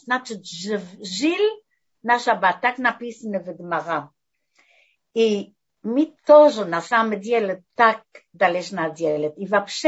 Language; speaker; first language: Russian; non-native, fluent; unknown